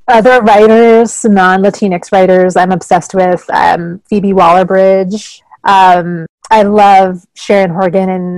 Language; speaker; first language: English; native; English